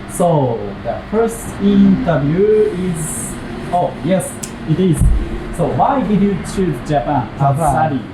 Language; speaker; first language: English; non-native, learner; Japanese